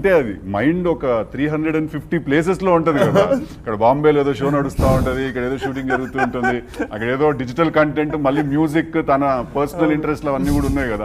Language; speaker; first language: Telugu; native; Telugu